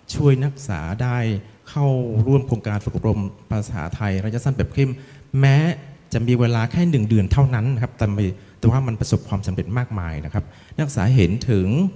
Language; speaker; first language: Thai; non-native, fluent; Vietnamese